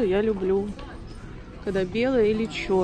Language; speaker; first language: Russian; native; Russian